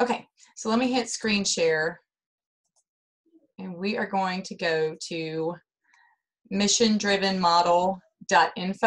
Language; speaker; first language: English; native; English